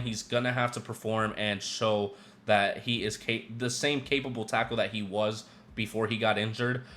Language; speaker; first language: English; native; English